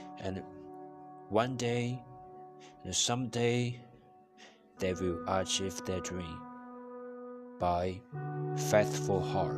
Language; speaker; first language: English; non-native, learner; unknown